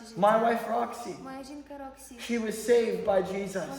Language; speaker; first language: English; native; English